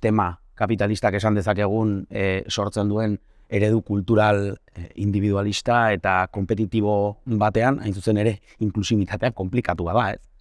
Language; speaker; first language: Basque; native; Basque